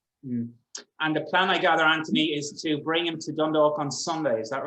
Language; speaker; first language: English; native; English